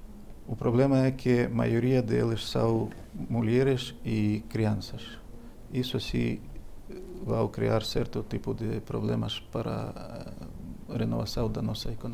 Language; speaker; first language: Portuguese; non-native, fluent; Ukrainian